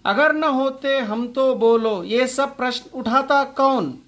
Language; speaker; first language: Hindi; non-native, local second language; Telugu